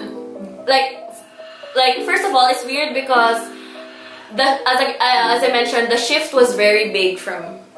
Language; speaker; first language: English; non-native, local second language; Cebuano